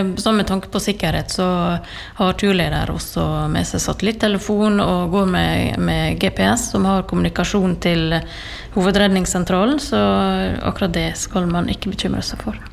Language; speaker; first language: Norwegian; native; Norwegian